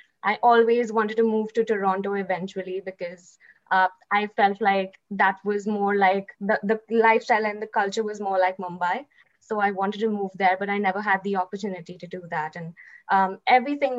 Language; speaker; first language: English; non-native, local second language; Hindi